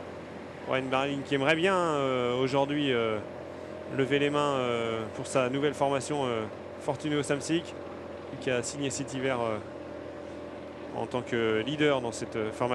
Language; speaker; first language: French; native; French